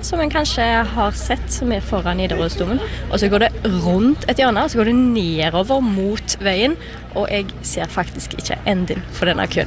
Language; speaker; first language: Norwegian; native; Norwegian